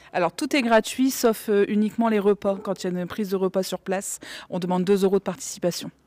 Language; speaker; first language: French; native; French